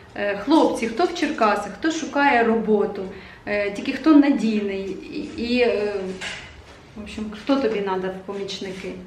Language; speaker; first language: Ukrainian; native; Ukrainian